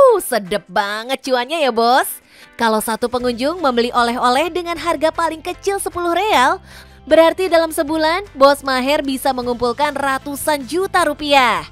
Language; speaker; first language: Indonesian; native; Indonesian